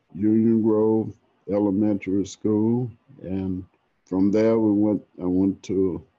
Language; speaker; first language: English; native; English